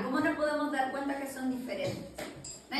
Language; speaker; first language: Spanish; native; Spanish